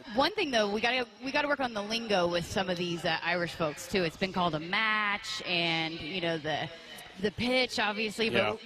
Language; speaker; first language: English; native; English